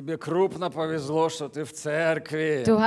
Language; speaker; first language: German; non-native, learner; Russian